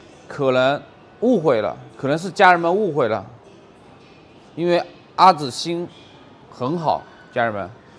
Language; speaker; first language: Chinese; native; Chinese